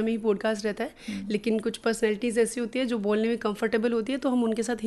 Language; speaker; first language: Hindi; non-native, local second language; Rajasthani